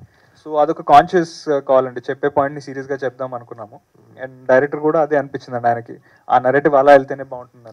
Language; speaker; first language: Telugu; native; Telugu